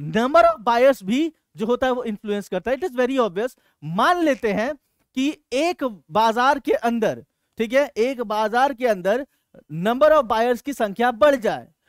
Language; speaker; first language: Hindi; native; Hindi